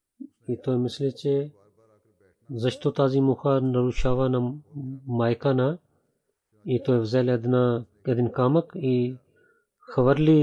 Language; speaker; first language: Bulgarian; non-native, learner; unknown